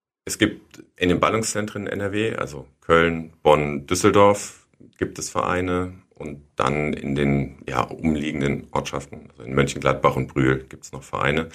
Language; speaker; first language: German; native; German